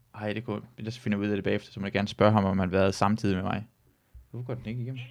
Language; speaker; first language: Danish; early bilingual, other home language; Persian